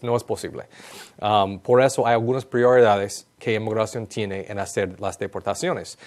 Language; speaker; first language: Spanish; non-native, fluent; English